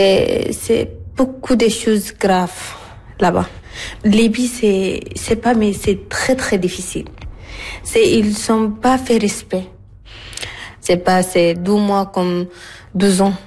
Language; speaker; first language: French; non-native, learner; Arabic